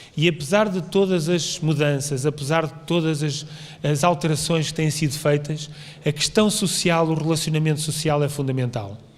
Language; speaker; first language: Portuguese; native; Portuguese